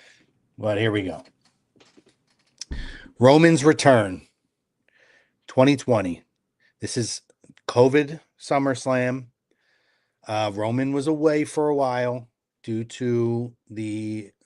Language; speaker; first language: English; native; English